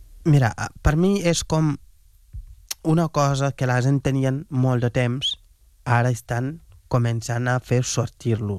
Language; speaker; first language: Catalan; non-native, fluent; Wolof